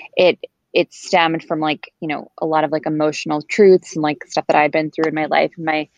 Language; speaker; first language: English; native; English